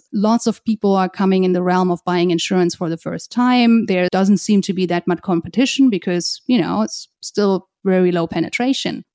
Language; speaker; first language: English; non-native, fluent; German